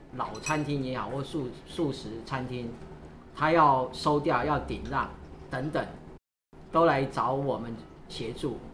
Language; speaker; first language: Chinese; native; Chinese